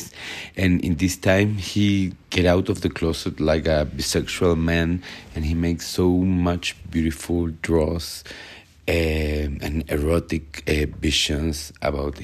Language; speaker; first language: English; non-native, learner; Spanish